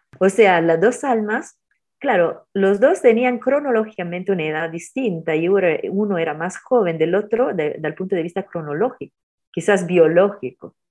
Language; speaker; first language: Spanish; non-native, fluent; Italian